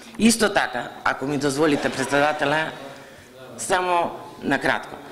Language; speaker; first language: Macedonian; native; Macedonian